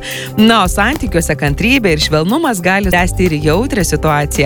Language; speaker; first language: Lithuanian; native; Lithuanian